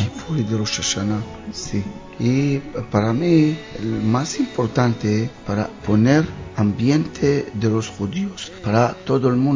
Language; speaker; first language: Spanish; non-native, learner; Hebrew